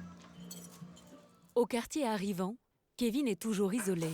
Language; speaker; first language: French; native; French